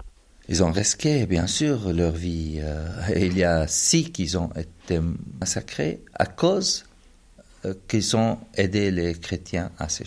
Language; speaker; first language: French; non-native, fluent; Arabic